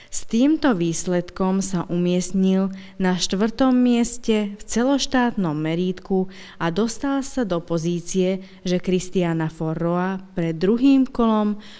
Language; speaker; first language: Slovak; non-native, local second language; Hungarian